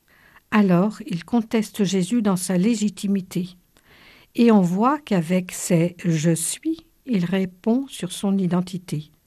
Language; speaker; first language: French; native; French